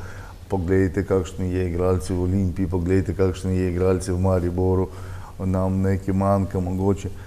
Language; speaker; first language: Slovenian; non-native, learner; Russian